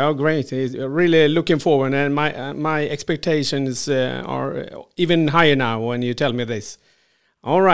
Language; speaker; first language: English; non-native, fluent; Swedish